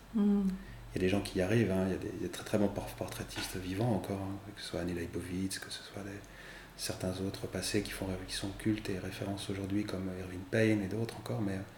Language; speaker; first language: French; native; French